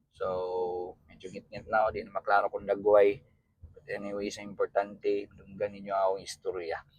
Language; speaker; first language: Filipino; non-native, local second language; Cebuano